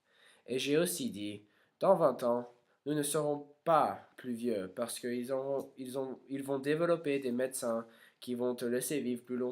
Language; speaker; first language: French; non-native, learner; English